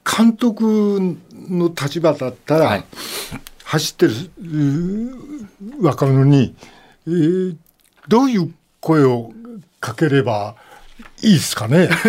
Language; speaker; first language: Japanese; native; Japanese